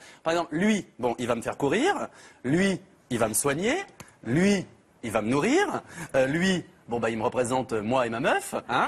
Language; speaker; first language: French; native; French